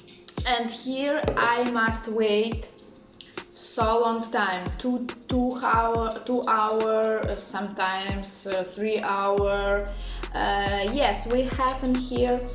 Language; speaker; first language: English; non-native, learner; Russian